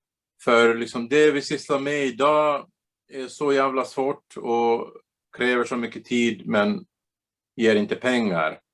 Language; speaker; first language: Swedish; non-native, fluent; Bulgarian